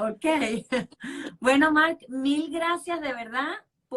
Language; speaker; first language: Spanish; native; Spanish